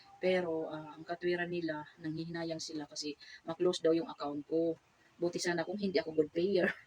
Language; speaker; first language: Filipino; non-native, local second language; Cebuano